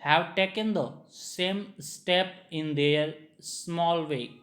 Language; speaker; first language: English; non-native, local second language; Gujarati